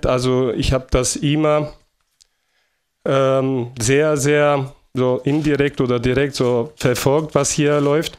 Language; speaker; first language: German; non-native, fluent; Bulgarian